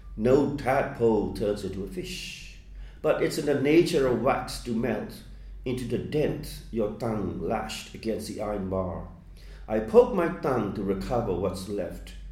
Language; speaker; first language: English; non-native, fluent; Burmese